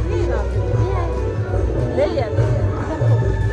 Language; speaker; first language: Hindi; non-native, learner; Tibetan